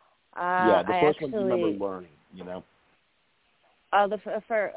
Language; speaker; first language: English; early bilingual, other home language; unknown